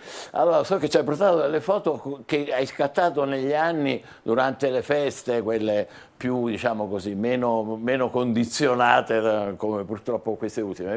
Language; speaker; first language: Italian; native; Italian